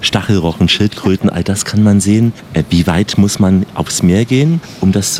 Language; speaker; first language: German; native; German